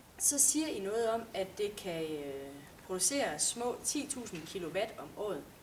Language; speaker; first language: Danish; native; Danish